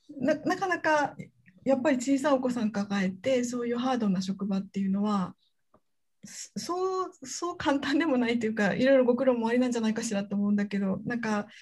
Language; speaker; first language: Japanese; native; Japanese